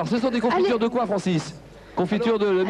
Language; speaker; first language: French; native; French